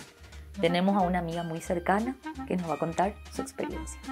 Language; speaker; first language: Spanish; native; Spanish